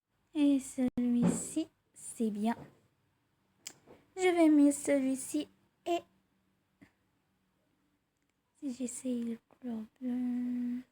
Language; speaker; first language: French; non-native, learner; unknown